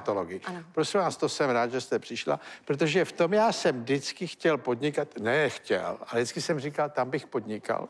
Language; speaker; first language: Czech; native; Czech